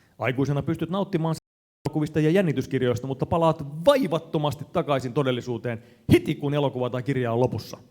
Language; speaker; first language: Finnish; native; Finnish